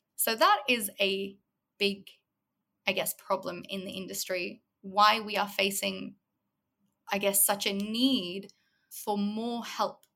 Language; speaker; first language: English; native; English